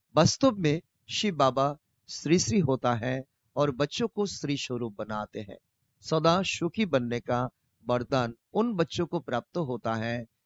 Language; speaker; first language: Hindi; non-native, local second language; Bangla